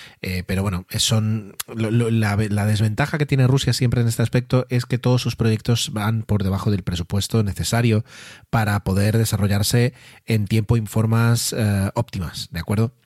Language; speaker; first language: Spanish; native; Spanish